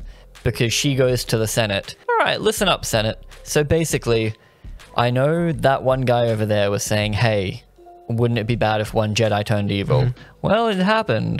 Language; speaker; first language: English; native; English